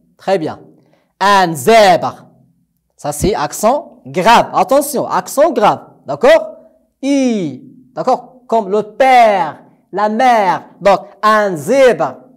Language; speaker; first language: French; non-native, local second language; Arabic